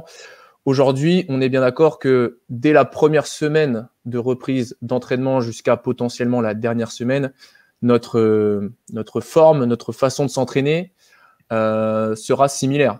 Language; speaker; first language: French; native; French